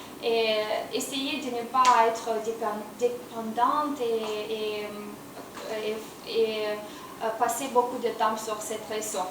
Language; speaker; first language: French; non-native, learner; Romanian